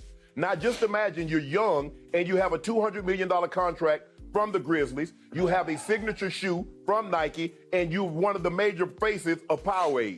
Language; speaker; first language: English; native; English